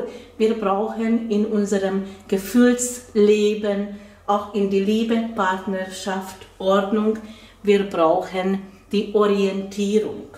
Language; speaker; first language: German; non-native, fluent; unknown